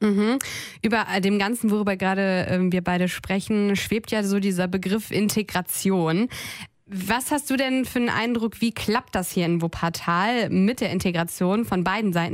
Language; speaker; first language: German; native; German